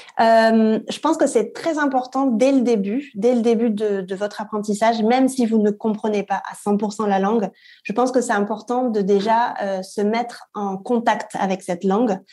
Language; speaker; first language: French; native; French